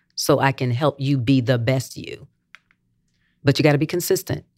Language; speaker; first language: English; native; English